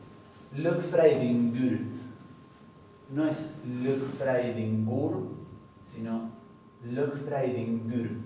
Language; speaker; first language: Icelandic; non-native, learner; Spanish